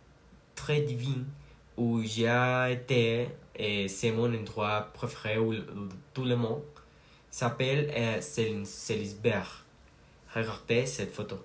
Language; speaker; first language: French; non-native, learner; Spanish